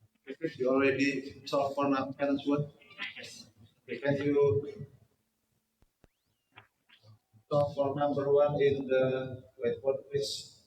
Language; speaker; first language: English; non-native, learner; Indonesian